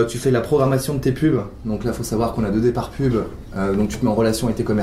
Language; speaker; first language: French; native; French